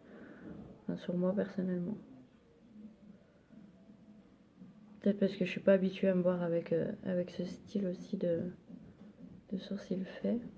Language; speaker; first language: French; native; French